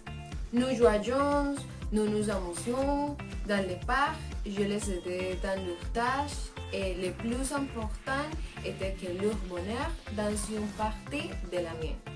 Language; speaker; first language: French; non-native, learner; Spanish